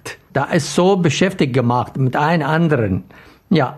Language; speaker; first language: German; non-native, learner; Arabic